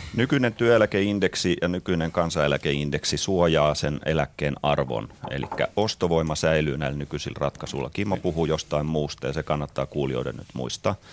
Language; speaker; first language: Finnish; native; Finnish